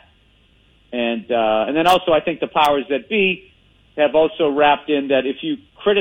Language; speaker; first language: English; native; English